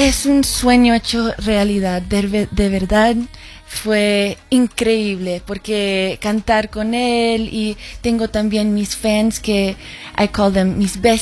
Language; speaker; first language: Spanish; non-native, learner; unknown